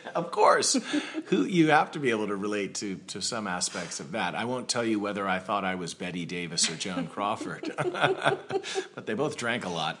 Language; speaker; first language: English; native; English